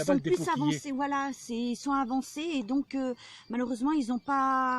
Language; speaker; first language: French; native; French